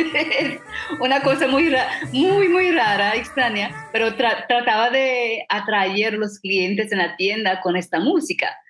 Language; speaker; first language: Spanish; non-native, fluent; English